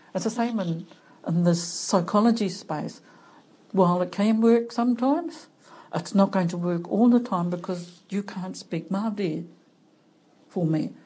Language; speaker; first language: English; native; English